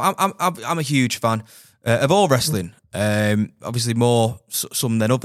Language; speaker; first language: English; native; English